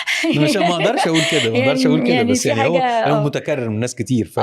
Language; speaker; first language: Arabic; native; Arabic